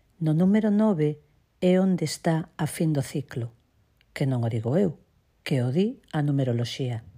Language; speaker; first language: Galician; native; Galician